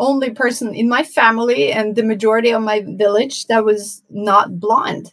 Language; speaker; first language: English; non-native, fluent; Norwegian